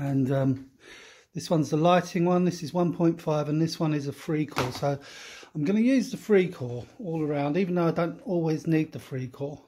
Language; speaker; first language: English; native; English